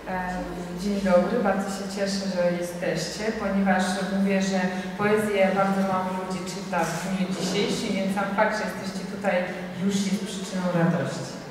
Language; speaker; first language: Polish; non-native, fluent; Georgian